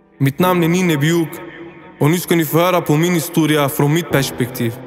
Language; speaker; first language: Swedish; early bilingual, other home language; Assyrian Neo-Aramaic